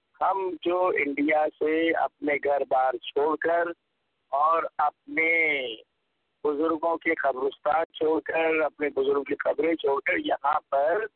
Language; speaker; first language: Urdu; non-native, local second language; Punjabi